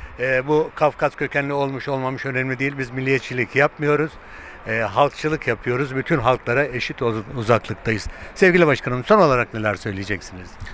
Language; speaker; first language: Turkish; native; Turkish